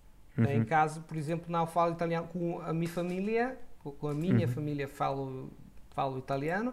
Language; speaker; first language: Portuguese; non-native, learner; Italian